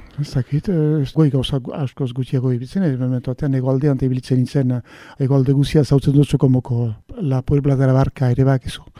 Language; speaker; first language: Basque; native; Basque